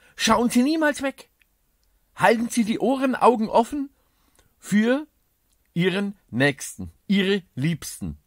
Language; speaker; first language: German; native; German